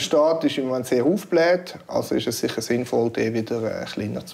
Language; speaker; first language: German; native; German